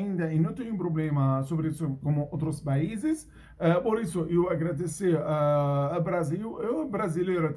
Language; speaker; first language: Portuguese; non-native, learner; Arabic